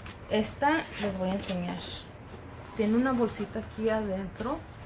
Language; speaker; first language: Spanish; early bilingual, heritage; Spanish